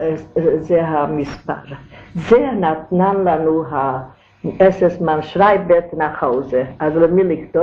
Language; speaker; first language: Hebrew; non-native, learner; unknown